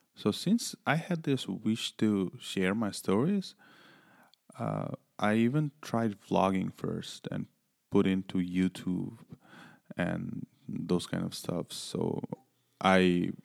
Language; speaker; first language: English; non-native, local second language; Nepali